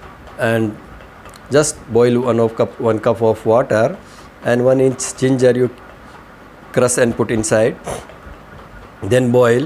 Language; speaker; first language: English; non-native, learner; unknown